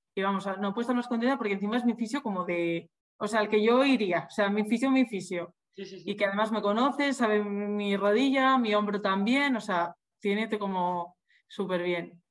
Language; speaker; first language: Spanish; native; Spanish